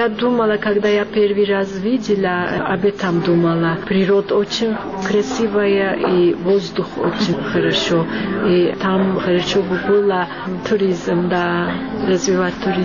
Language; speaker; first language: Russian; non-native, learner; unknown